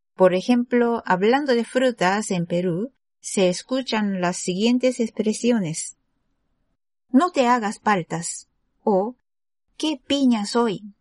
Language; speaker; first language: Spanish; non-native, fluent; Japanese